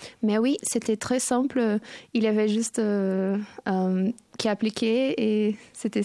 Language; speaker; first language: French; non-native, fluent; Portuguese